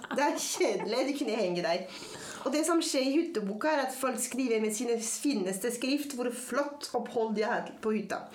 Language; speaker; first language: Norwegian; non-native, fluent; French